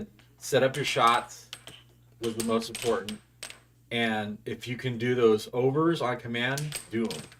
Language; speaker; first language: English; native; English